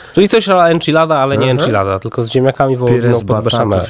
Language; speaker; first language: Polish; native; Polish